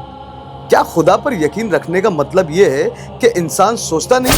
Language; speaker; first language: Hindi; native; Hindi